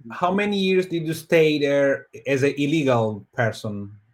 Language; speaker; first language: English; non-native, fluent; Portuguese